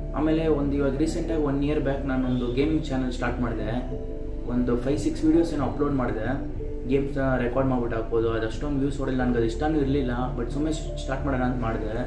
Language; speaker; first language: Kannada; non-native, local second language; Telugu